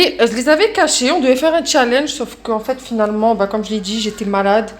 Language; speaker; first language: French; native; French